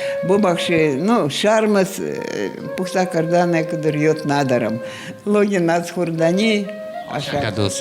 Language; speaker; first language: Persian; non-native, fluent; Russian